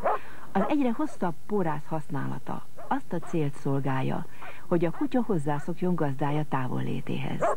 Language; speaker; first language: Hungarian; native; Hungarian